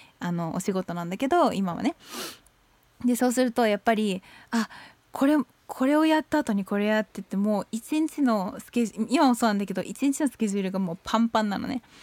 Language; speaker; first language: Japanese; native; Japanese